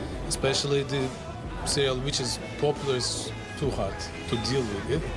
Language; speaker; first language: English; non-native, learner; Turkish